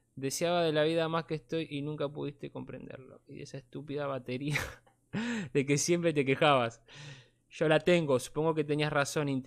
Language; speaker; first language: Spanish; native; Spanish